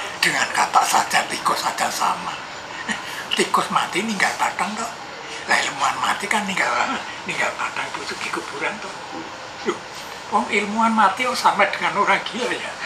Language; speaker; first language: Indonesian; non-native, local second language; Javanese